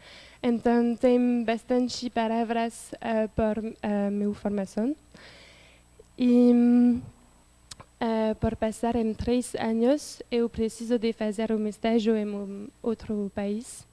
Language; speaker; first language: Portuguese; non-native, learner; French